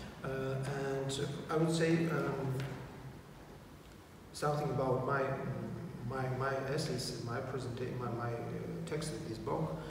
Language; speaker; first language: English; non-native, fluent; Ukrainian